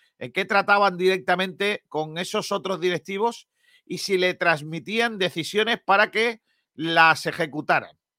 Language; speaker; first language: Spanish; native; Spanish